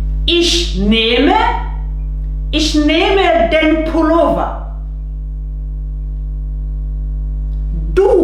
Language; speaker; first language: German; non-native, fluent; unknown